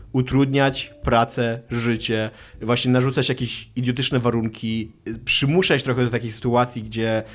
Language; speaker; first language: Polish; native; Polish